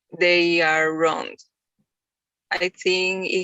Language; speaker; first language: English; non-native, learner; Spanish